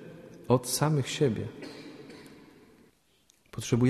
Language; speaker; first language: Polish; native; Polish